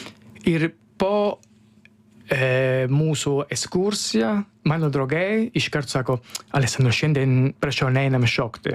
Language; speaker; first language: Lithuanian; non-native, learner; Italian